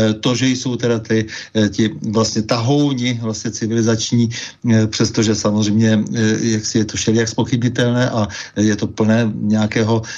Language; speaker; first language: Czech; native; Czech